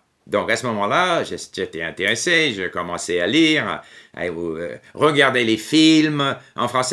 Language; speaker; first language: French; non-native, fluent; English